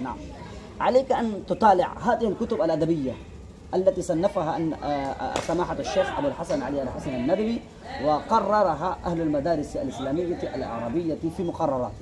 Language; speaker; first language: Arabic; non-native, fluent; Urdu